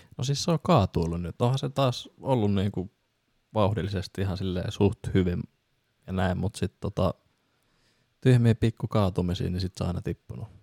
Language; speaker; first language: Finnish; native; Finnish